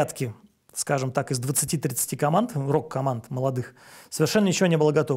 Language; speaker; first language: Russian; native; Russian